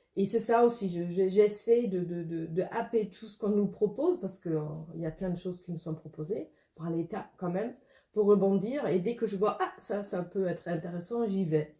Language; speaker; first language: French; non-native, fluent; German